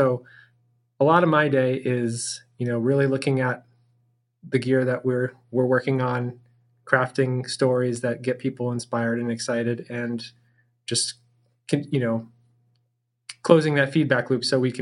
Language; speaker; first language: English; native; English